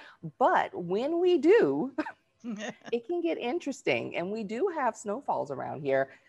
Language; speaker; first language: English; native; English